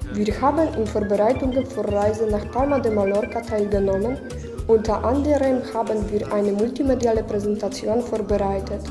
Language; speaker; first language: German; non-native, learner; Polish